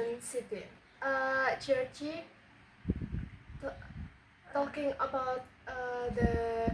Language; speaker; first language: English; non-native, learner; Indonesian